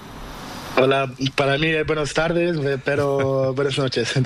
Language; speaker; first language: Spanish; non-native, learner; Portuguese